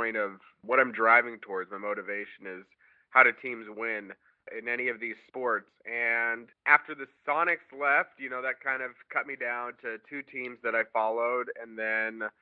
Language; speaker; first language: English; native; English